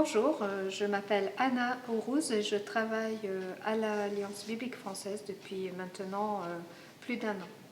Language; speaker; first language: French; native; French